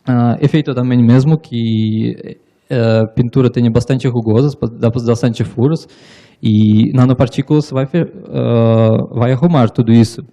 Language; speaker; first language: Portuguese; non-native, learner; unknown